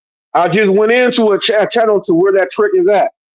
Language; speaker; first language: English; native; English